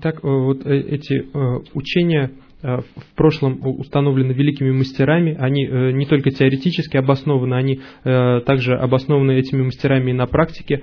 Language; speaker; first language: Russian; native; Russian